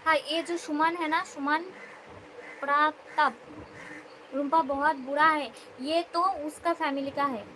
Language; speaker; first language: Hindi; non-native, local second language; Bangla